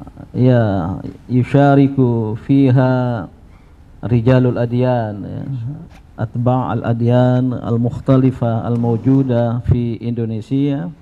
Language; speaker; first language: Arabic; non-native, fluent; Indonesian